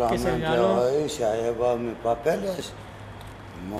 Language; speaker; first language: Spanish; non-native, learner; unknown